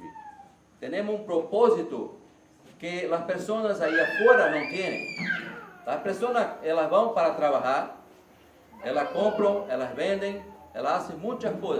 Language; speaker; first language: Spanish; non-native, learner; Portuguese